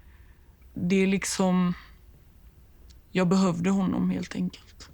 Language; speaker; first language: Swedish; native; Swedish